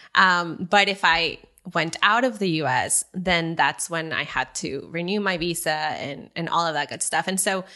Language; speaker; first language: English; early bilingual, other home language; Spanish